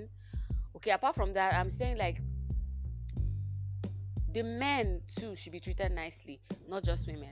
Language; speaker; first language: English; non-native, local second language; Igbo